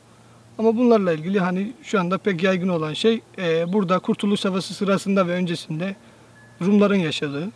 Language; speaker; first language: Turkish; native; Turkish